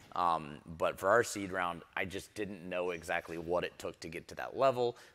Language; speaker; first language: English; native; English